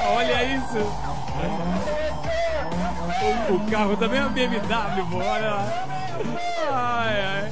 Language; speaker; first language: Portuguese; native; Portuguese